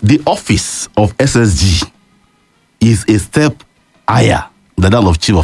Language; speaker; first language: English; non-native, local second language; Yoruba